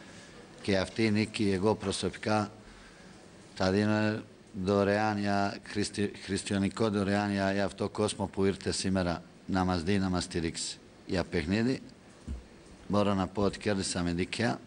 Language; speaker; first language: Greek; non-native, fluent; Bosnian